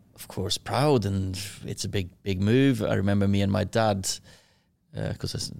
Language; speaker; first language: English; non-native, fluent; Norwegian